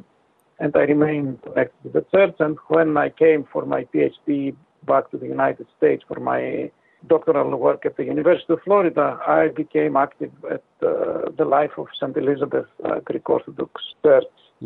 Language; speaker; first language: English; non-native, fluent; Greek